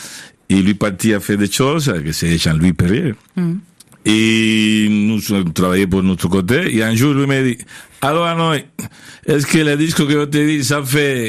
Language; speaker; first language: French; non-native, fluent; Spanish